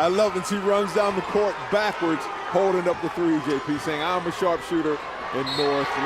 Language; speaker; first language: English; native; English